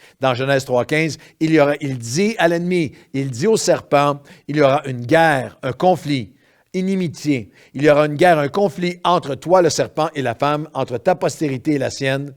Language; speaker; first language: French; native; French